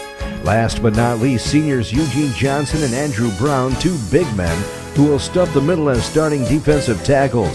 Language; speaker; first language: English; native; English